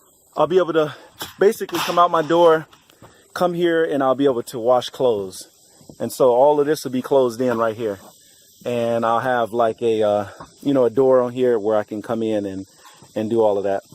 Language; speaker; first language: English; native; English